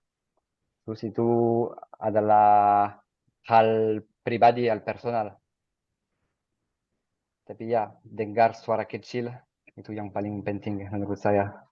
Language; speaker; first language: Indonesian; non-native, fluent; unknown